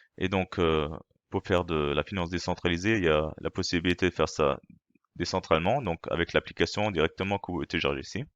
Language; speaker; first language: French; non-native, fluent; German